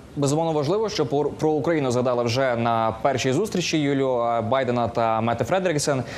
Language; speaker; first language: Ukrainian; native; Ukrainian